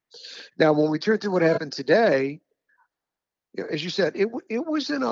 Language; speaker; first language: English; native; English